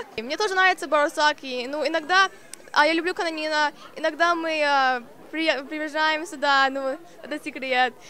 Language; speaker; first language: Russian; non-native, learner; English